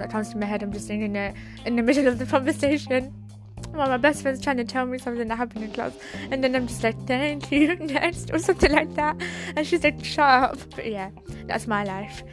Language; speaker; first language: English; native; English